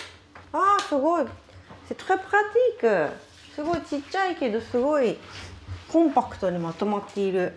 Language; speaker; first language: French; non-native, learner; Japanese